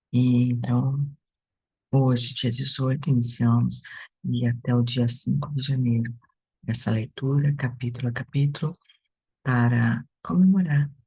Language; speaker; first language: Portuguese; native; Portuguese